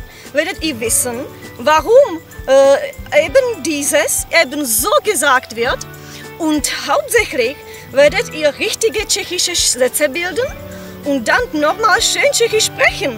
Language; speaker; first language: German; non-native, fluent; Czech